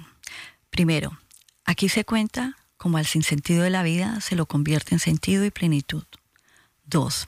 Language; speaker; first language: Spanish; native; Spanish